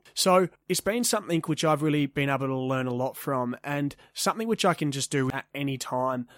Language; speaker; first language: English; native; English